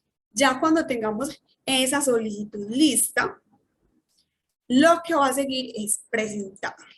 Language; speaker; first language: Spanish; native; Spanish